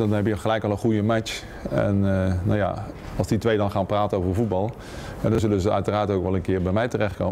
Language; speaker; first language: Dutch; native; Dutch